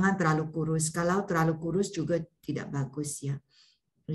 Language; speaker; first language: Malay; non-native, local second language; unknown